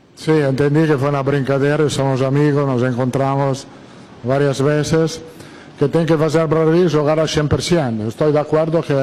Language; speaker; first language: Portuguese; non-native, learner; Italian